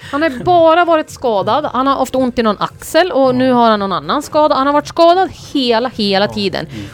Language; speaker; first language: Swedish; native; Swedish